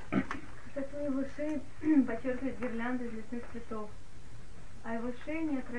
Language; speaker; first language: Russian; native; Russian